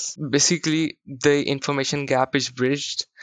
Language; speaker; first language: English; non-native, local second language; Urdu